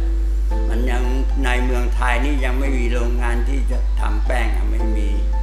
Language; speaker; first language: Thai; non-native, local second language; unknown